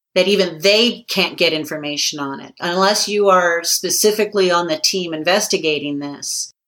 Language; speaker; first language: English; native; English